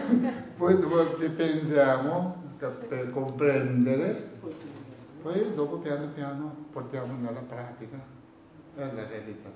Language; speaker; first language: Italian; non-native, learner; Tibetan